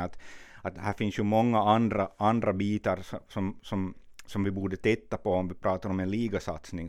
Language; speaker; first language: Swedish; native; Swedish